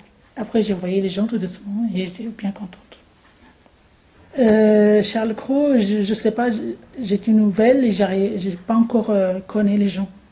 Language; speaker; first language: French; non-native, local second language; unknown